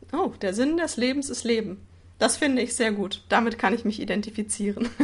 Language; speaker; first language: German; native; German